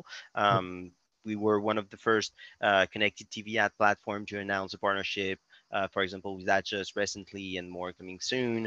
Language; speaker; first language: English; non-native, fluent; French